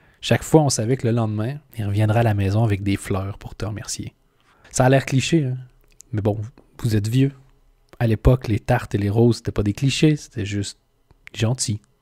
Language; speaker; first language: French; native; French